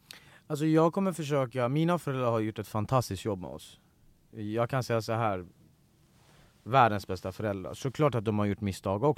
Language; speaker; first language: Swedish; early bilingual, other home language; Persian